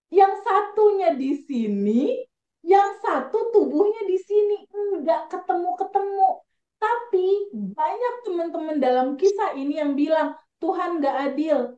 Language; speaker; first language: Indonesian; native; Indonesian